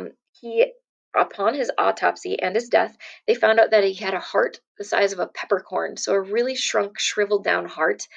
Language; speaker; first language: English; native; English